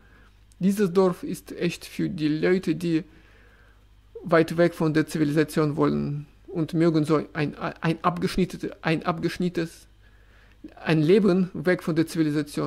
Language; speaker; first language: German; non-native, fluent; Russian